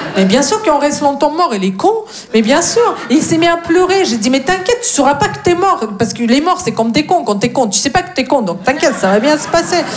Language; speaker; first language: French; non-native, fluent; Russian